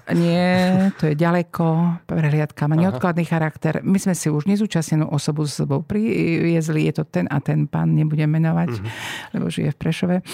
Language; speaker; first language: Slovak; native; Slovak